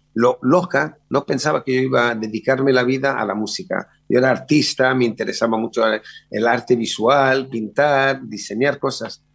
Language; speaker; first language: Spanish; early bilingual, other home language; Hebrew